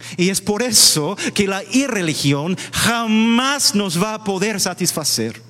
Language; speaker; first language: Spanish; non-native, fluent; English